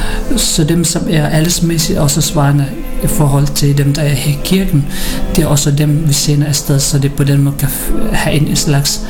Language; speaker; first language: Danish; non-native, fluent; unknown